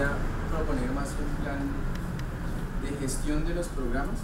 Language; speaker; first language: Spanish; native; Spanish